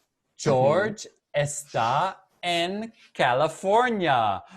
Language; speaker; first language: Spanish; non-native, fluent; English